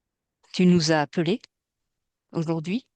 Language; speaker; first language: French; native; French